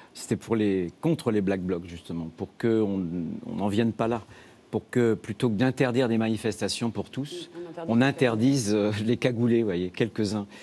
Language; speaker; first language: French; native; French